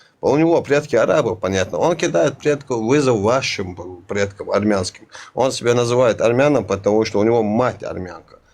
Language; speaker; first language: Russian; non-native, local second language; Chechen